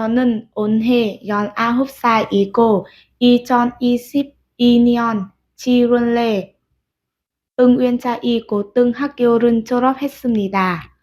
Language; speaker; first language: Korean; non-native, learner; Vietnamese